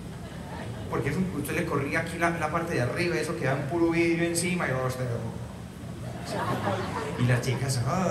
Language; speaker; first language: Spanish; native; Spanish